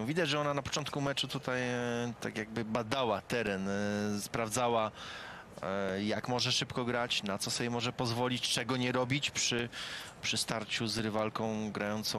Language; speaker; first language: Polish; native; Polish